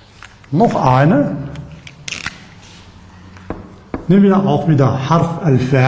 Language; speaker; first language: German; non-native, fluent; Arabic